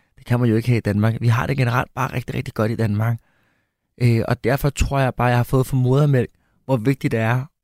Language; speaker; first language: Danish; early bilingual, other home language; Spanish